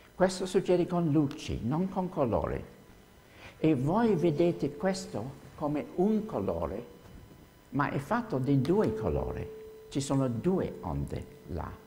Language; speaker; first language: Italian; non-native, fluent; English